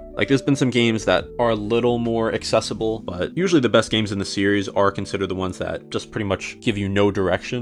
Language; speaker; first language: English; native; English